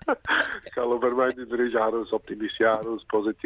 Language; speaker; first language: Indonesian; non-native, fluent; English